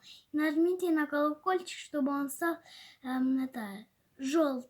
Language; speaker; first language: Russian; native; Russian